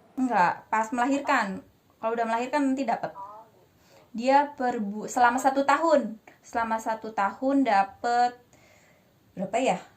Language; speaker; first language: Indonesian; native; Indonesian